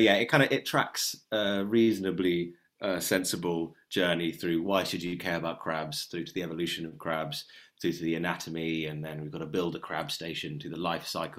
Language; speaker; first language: English; native; English